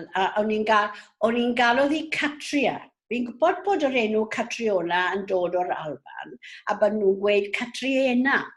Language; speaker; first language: Welsh; native; Welsh